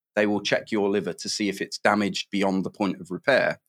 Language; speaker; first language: English; native; English